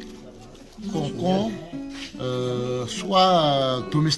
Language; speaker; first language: French; non-native, local second language; Malagasy